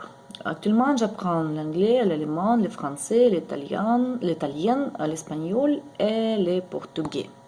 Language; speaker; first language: French; non-native, learner; Ukrainian